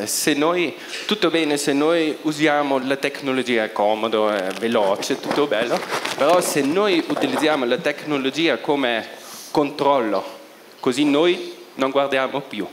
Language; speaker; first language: Italian; non-native, local second language; German